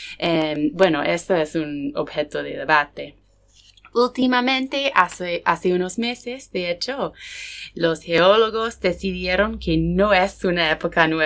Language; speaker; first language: Spanish; non-native, fluent; English